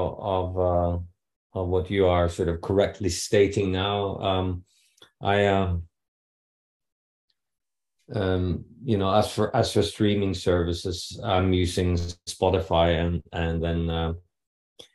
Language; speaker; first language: English; non-native, fluent; Norwegian